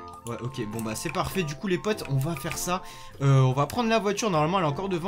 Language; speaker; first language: French; native; French